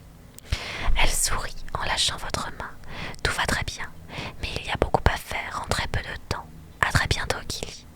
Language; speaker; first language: French; native; French